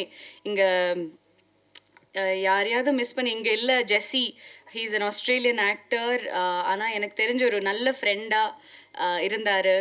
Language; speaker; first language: Tamil; non-native, local second language; Malayalam